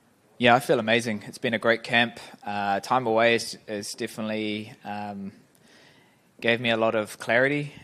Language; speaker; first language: English; native; English